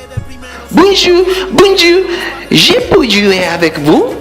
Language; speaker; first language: French; non-native, learner; Spanish